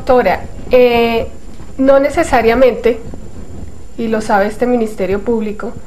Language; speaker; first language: Spanish; native; Spanish